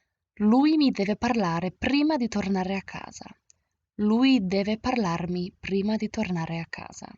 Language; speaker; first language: Italian; non-native, fluent; English